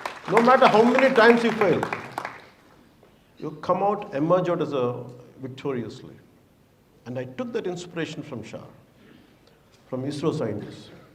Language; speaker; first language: English; non-native, local second language; Telugu